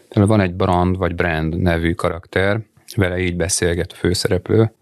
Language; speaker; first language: Hungarian; native; Hungarian